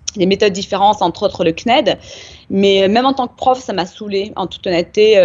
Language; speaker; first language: French; native; French